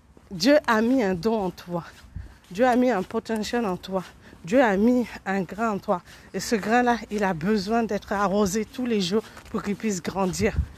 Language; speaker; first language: French; early bilingual, other home language; Haitian Creole